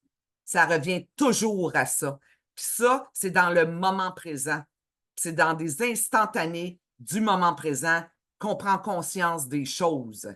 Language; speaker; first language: French; native; French